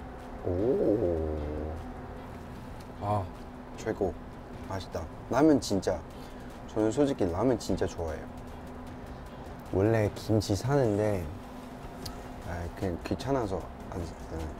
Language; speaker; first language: Korean; non-native, fluent; Cantonese